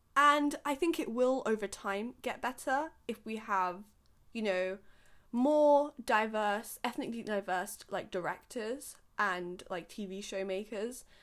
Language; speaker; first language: English; early bilingual, other home language; Hindi